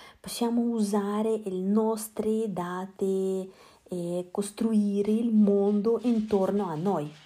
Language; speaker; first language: Italian; non-native, learner; Russian